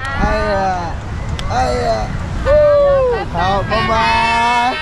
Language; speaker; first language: Chinese; non-native, learner; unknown